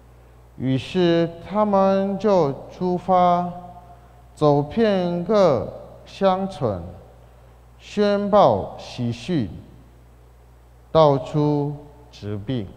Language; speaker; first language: Chinese; non-native, fluent; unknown